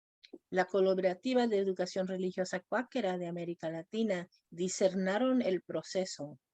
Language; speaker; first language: Spanish; non-native, fluent; English